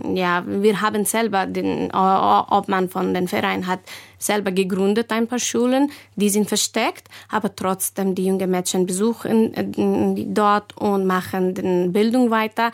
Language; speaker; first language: German; non-native, fluent; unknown